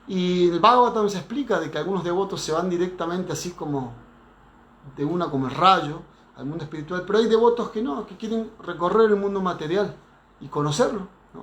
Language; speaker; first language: Spanish; native; Spanish